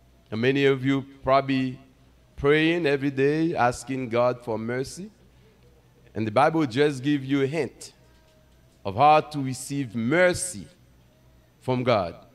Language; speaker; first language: English; non-native, fluent; Haitian Creole